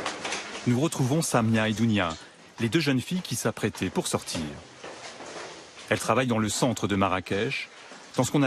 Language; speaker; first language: French; native; French